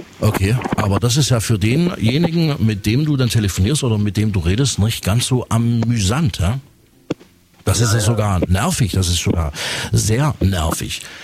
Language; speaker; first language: German; native; German